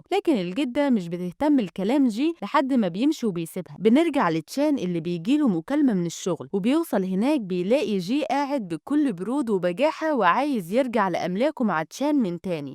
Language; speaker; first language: Arabic; native; Arabic